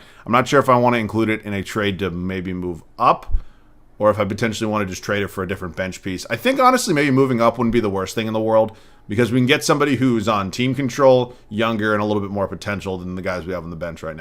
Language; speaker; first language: English; native; English